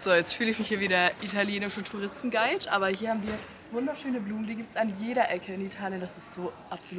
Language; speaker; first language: German; native; German